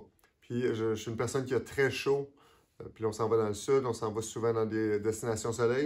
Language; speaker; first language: French; native; French